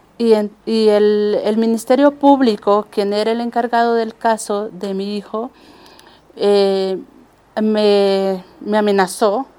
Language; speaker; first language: Spanish; native; Spanish